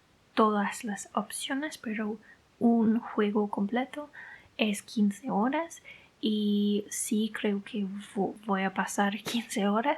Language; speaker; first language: Spanish; non-native, fluent; English